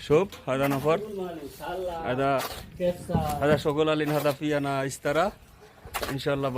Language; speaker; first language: Arabic; non-native, learner; Bangla